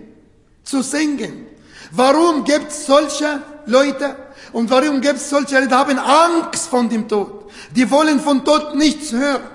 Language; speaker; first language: German; non-native, fluent; Arabic